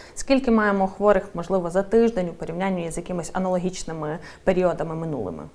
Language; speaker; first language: Ukrainian; native; Ukrainian